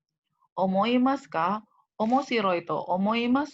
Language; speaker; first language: Japanese; non-native, fluent; Indonesian